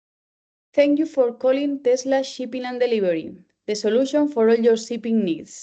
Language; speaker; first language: English; non-native, learner; Spanish